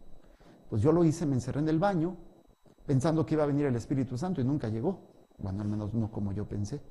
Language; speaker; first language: Spanish; native; Spanish